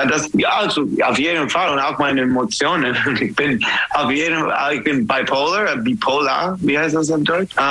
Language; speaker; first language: German; non-native, fluent; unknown